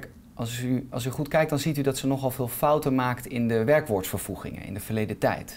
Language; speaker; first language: Dutch; native; Dutch